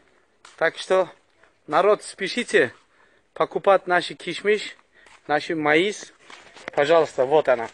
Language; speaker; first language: Russian; non-native, learner; Uzbek